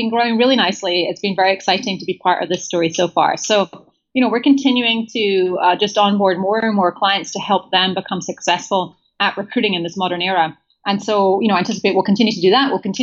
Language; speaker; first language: English; native; English